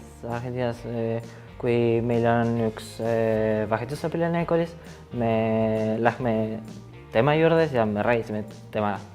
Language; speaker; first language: Estonian; non-native, learner; Spanish